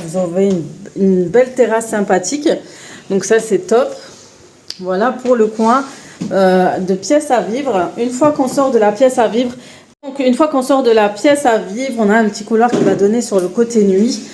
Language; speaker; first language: French; native; French